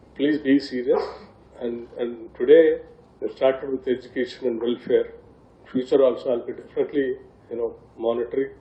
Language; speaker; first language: English; non-native, local second language; Telugu